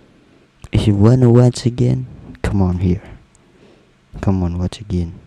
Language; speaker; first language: English; non-native, learner; Indonesian